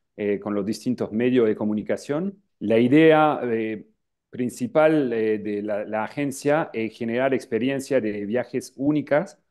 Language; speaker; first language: Spanish; non-native, fluent; French